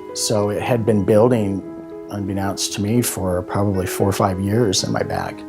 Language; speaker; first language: English; native; English